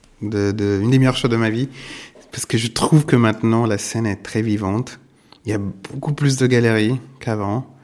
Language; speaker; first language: French; non-native, fluent; Italian